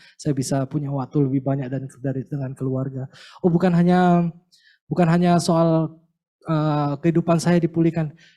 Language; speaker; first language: Indonesian; native; Indonesian